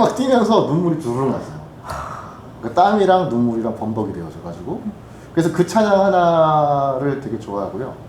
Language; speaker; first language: Korean; native; Korean